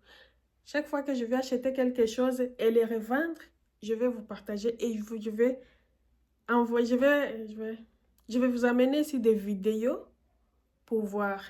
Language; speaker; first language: French; non-native, fluent; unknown